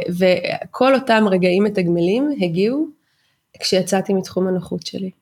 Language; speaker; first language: Hebrew; native; Hebrew